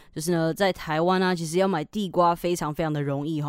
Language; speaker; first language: Chinese; native; Chinese